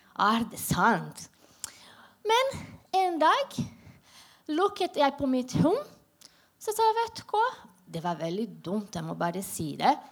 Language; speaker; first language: Norwegian; non-native, learner; Portuguese